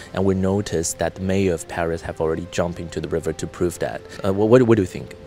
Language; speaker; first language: English; non-native, fluent; Chinese